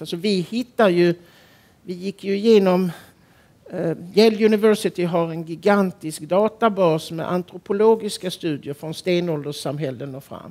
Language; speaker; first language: Swedish; native; Swedish